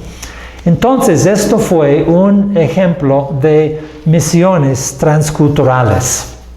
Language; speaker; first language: Spanish; non-native, fluent; English